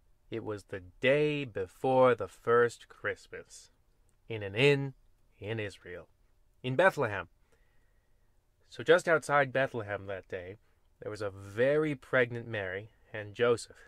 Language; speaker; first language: English; native; English